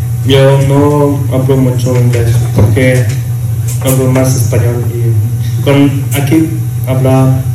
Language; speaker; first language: Spanish; non-native, learner; French